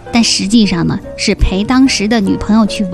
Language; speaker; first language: Chinese; native; Chinese